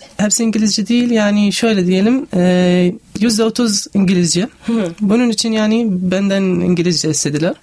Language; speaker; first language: Turkish; non-native, learner; Arabic